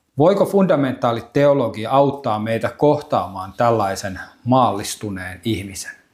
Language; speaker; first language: Finnish; native; Finnish